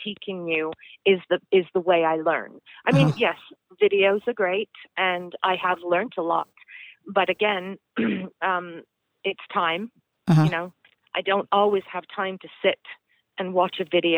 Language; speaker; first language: English; native; English